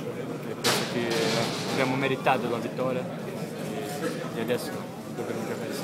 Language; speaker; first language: Italian; non-native, fluent; Portuguese